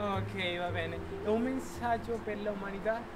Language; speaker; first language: Italian; non-native, learner; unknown